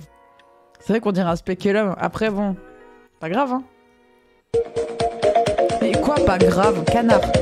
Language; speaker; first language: French; native; French